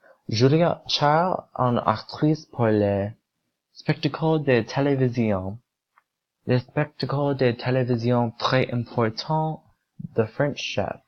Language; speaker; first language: French; non-native, learner; English